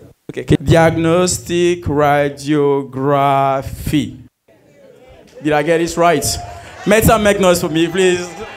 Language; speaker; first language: English; non-native, fluent; French